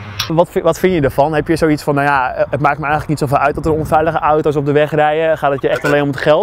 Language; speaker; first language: Dutch; native; Dutch